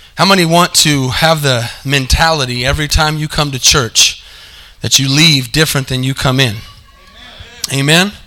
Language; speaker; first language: English; native; English